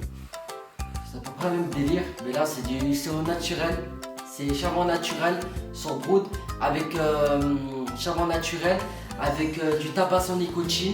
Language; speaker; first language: French; native; French